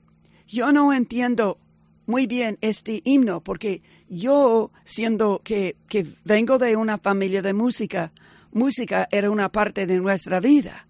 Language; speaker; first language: Spanish; early bilingual, heritage; Spanish